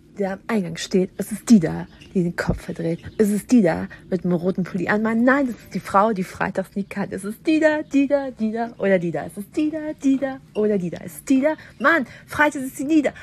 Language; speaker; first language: German; native; German